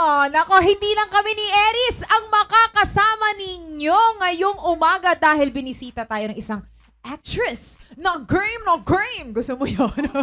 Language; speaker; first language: Filipino; native; Filipino